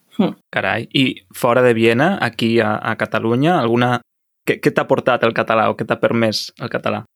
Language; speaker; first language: Catalan; native; Catalan